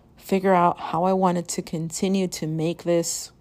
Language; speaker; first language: English; early bilingual, other home language; Spanish